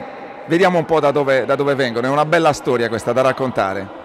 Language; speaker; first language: Italian; native; Italian